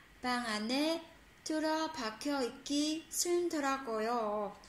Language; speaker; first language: Korean; non-native, fluent; Vietnamese